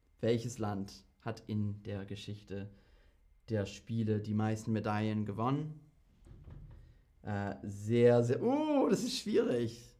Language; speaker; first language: German; non-native, fluent; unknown